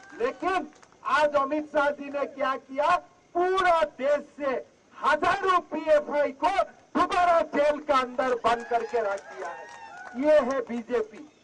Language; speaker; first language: Hindi; non-native, local second language; Assamese